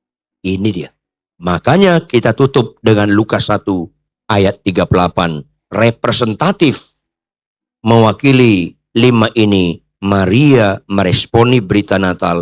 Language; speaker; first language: Indonesian; native; Indonesian